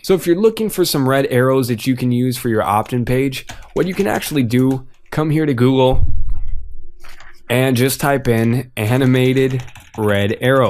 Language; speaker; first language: English; native; English